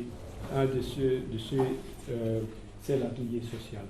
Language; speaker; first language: French; non-native, local second language; Dutch